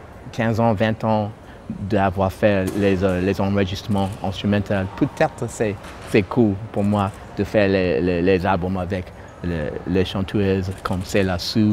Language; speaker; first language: French; non-native, learner; English